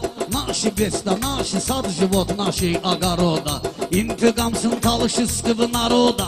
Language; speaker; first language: Russian; non-native, learner; Talysh